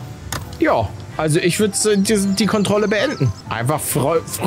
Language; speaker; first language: German; native; German